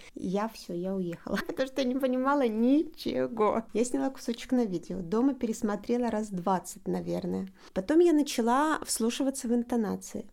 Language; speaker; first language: Russian; native; Russian